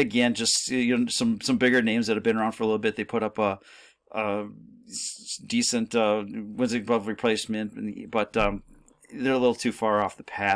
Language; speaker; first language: English; native; English